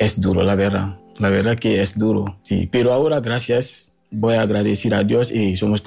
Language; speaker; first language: Spanish; non-native, learner; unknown